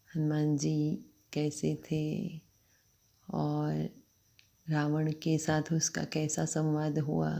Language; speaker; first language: Hindi; non-native, local second language; Gujarati